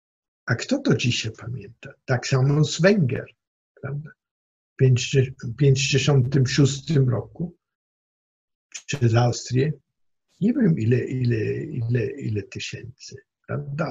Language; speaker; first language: Polish; non-native, fluent; German